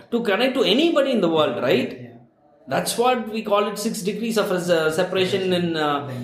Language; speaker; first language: English; non-native, local second language; Tamil